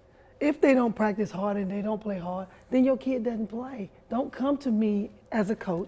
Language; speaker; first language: English; native; English